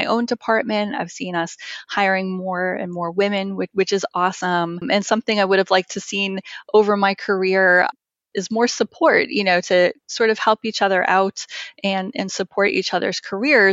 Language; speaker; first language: English; native; English